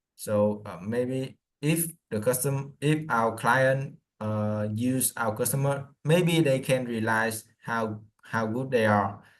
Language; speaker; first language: English; non-native, learner; Vietnamese